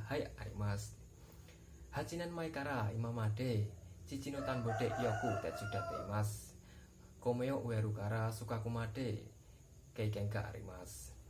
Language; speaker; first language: Japanese; non-native, learner; Indonesian